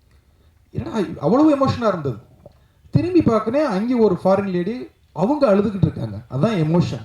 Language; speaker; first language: Tamil; native; Tamil